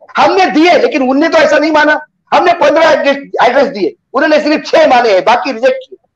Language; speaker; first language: Hindi; non-native, local second language; Marathi